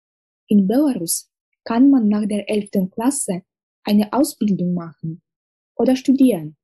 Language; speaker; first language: German; non-native, fluent; Russian